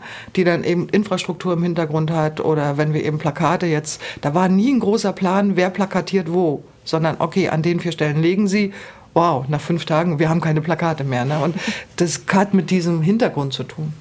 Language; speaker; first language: German; native; German